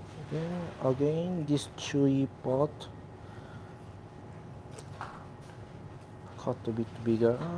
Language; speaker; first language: English; non-native, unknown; Japanese